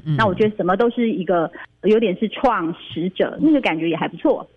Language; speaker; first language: Chinese; native; Chinese